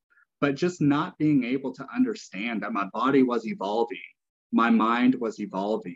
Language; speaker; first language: English; native; English